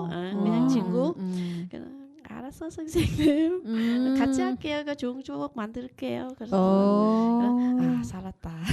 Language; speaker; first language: Korean; non-native, learner; Vietnamese